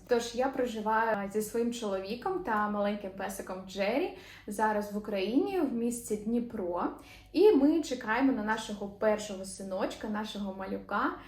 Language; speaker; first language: Ukrainian; non-native, local second language; Russian